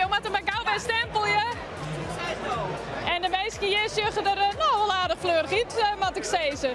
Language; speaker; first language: Dutch; non-native, local second language; Western Frisian